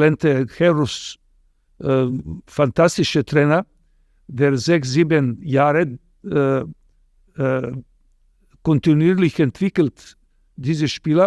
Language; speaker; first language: German; non-native, fluent; Serbian